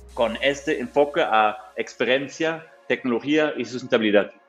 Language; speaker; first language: Spanish; non-native, fluent; German